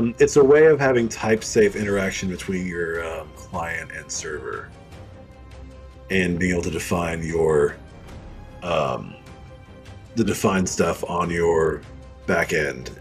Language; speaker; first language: English; native; English